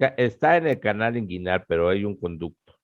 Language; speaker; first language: Spanish; native; Spanish